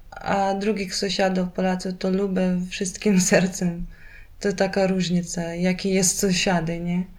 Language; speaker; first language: Polish; non-native, learner; Ukrainian